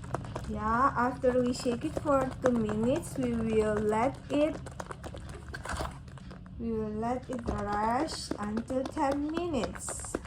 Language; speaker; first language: English; non-native, learner; Indonesian